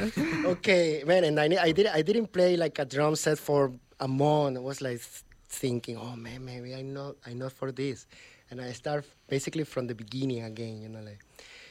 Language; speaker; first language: English; non-native, fluent; Spanish